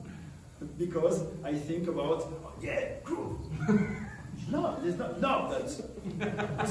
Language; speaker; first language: English; non-native, learner; French